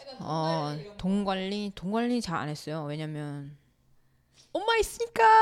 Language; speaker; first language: Korean; non-native, fluent; Chinese